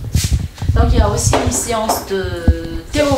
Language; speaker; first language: French; non-native, local second language; Malagasy